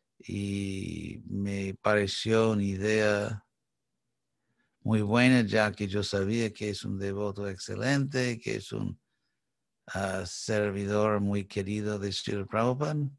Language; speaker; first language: Spanish; non-native, fluent; English